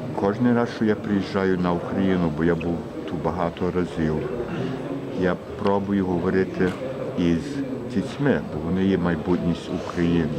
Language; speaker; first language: Ukrainian; early bilingual, heritage; Ukrainian